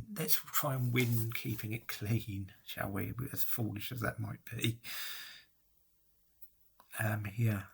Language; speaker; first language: English; native; English